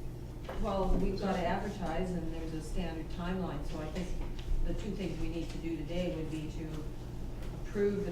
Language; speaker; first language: English; native; English